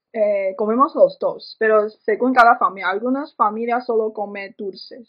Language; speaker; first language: Spanish; non-native, fluent; Chinese